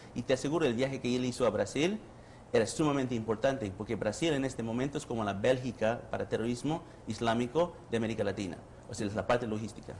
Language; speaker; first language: Spanish; early bilingual, heritage; Spanish